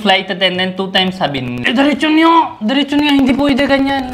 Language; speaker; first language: Filipino; non-native, learner; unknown